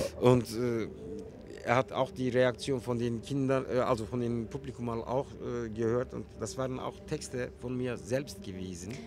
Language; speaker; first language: German; early bilingual, other home language; Turkish